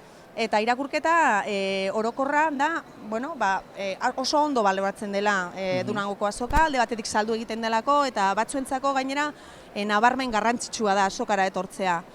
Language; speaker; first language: Basque; native; Basque